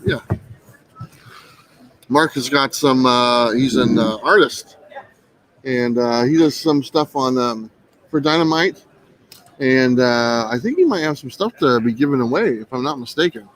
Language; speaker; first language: English; native; English